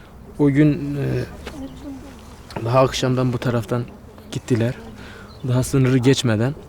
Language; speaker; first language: Turkish; non-native, local second language; Kurdish